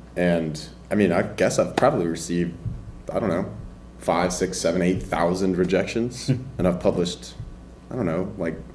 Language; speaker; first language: English; native; English